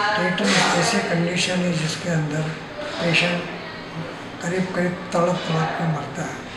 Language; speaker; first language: Hindi; native; Hindi